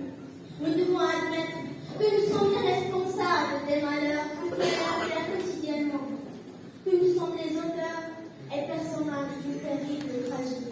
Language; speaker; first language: French; non-native, local second language; Arabic